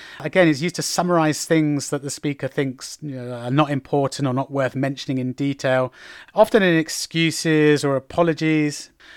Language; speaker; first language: English; native; English